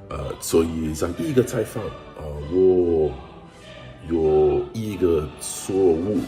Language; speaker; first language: Chinese; non-native, learner; English